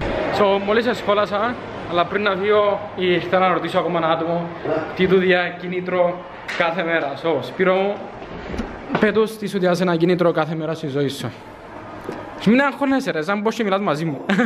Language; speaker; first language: Greek; non-native, fluent; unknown